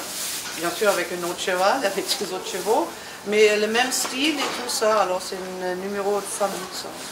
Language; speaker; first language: French; non-native, learner; German